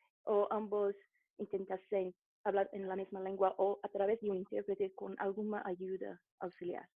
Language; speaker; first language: Spanish; non-native, fluent; Portuguese